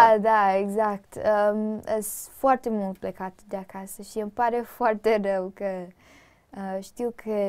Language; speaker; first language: Romanian; early bilingual, heritage; Romanian